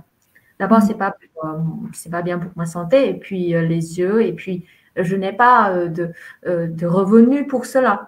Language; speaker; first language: French; non-native, fluent; Vietnamese